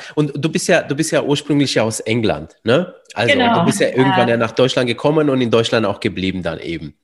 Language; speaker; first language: German; early bilingual, other home language; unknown